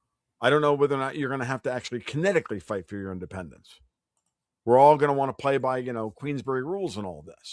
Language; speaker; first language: English; native; English